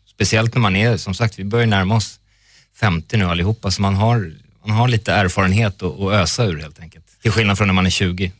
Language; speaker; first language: Swedish; native; Swedish